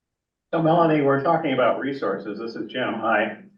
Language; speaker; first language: English; native; English